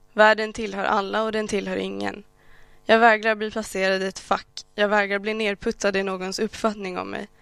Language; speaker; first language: Swedish; early bilingual, other home language; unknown